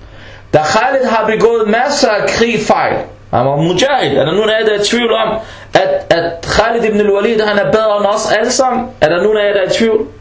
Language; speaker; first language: Danish; early bilingual, other home language; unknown